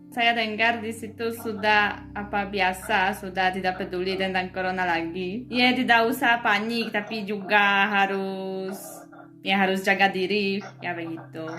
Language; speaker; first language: Indonesian; non-native, learner; Polish